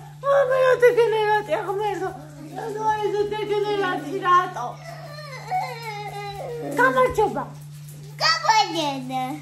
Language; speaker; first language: Georgian; native; Georgian